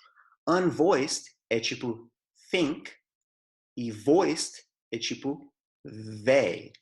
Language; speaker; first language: Portuguese; non-native, fluent; English